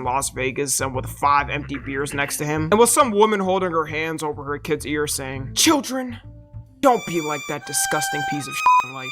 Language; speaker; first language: English; native; English